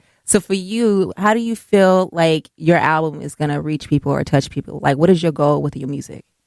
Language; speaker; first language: English; native; English